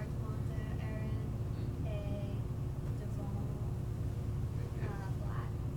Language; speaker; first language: French; non-native, learner; English